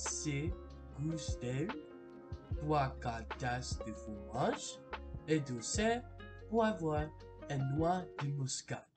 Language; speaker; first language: French; non-native, learner; English